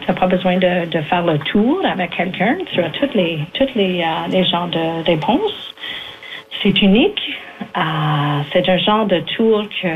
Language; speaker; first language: French; native; French